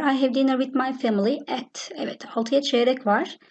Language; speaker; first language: English; non-native, fluent; Turkish